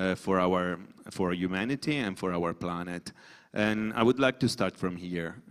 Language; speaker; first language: English; non-native, fluent; Italian